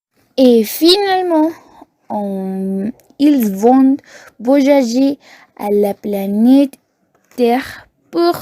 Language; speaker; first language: French; non-native, learner; Spanish